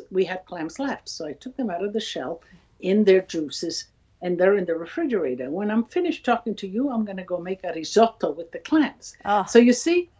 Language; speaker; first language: English; non-native, fluent; Italian